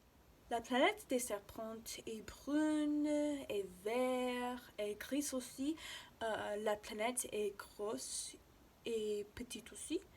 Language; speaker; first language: French; non-native, learner; English